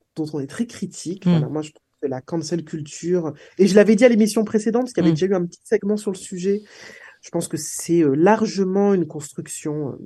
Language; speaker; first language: French; native; French